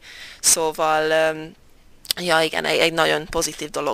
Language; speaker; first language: Hungarian; early bilingual, heritage; Hungarian